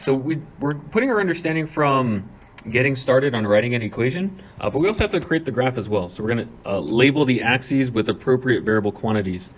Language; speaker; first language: English; native; English